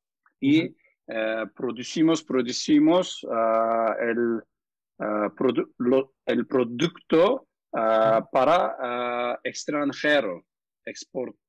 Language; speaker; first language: Spanish; non-native, learner; Turkish